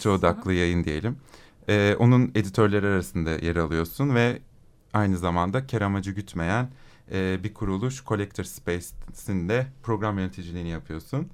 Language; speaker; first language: Turkish; native; Turkish